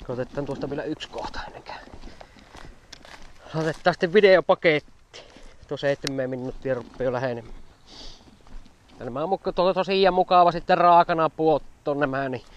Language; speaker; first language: Finnish; native; Finnish